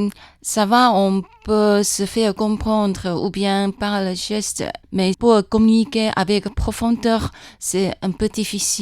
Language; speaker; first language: French; non-native, fluent; Chinese